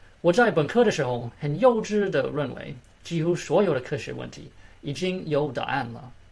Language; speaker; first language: Chinese; early bilingual, heritage; Chinese